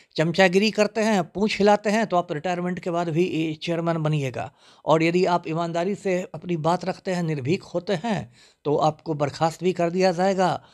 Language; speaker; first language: Hindi; native; Hindi